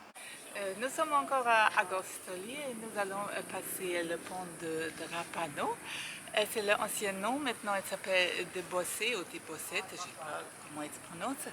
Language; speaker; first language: French; non-native, fluent; German